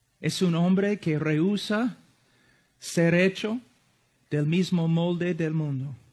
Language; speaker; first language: Spanish; non-native, fluent; English